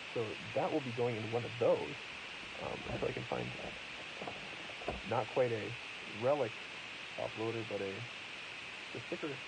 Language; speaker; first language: English; native; English